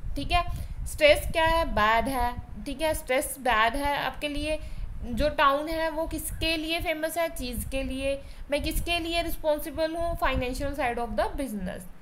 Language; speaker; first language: Hindi; non-native, local second language; Punjabi